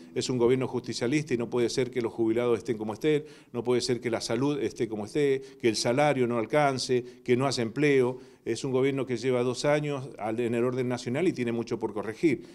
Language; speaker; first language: Spanish; native; Spanish